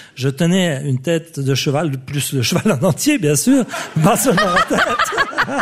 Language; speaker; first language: French; native; French